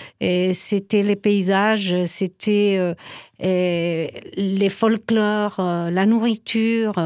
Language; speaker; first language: French; non-native, fluent; Spanish